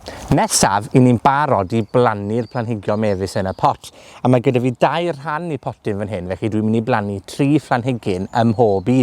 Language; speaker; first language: Welsh; native; Welsh